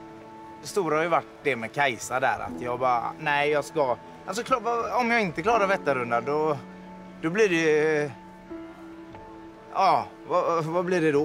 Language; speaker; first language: Swedish; native; Swedish